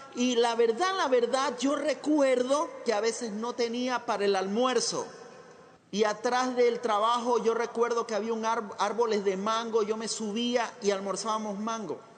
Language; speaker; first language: Spanish; native; Spanish